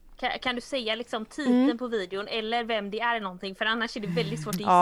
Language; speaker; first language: Swedish; native; Swedish